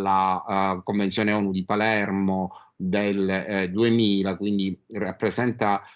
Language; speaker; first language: Italian; native; Italian